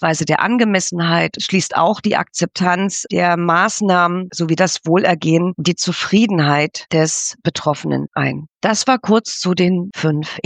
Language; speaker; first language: German; native; German